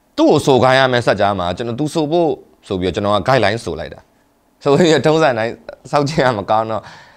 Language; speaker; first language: Burmese; native; Burmese